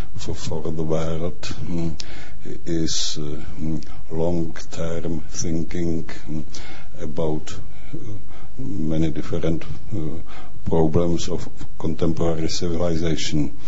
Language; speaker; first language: English; non-native, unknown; Czech